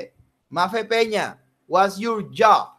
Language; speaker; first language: English; non-native, fluent; Spanish